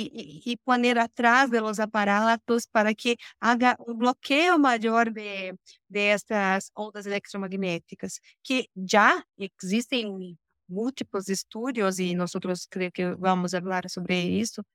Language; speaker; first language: Spanish; non-native, learner; Portuguese